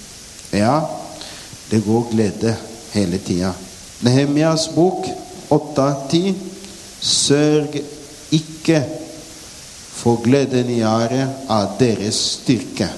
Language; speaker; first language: Norwegian; non-native, fluent; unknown